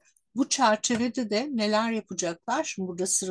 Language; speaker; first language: Turkish; native; Turkish